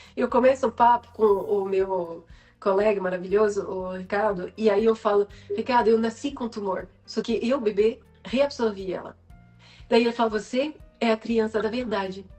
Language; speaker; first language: Portuguese; non-native, fluent; French